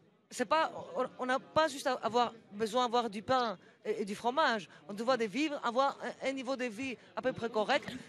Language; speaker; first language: French; non-native, fluent; Greek